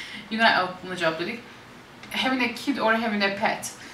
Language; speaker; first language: Turkish; native; Turkish